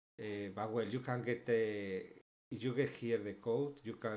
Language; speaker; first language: English; non-native, fluent; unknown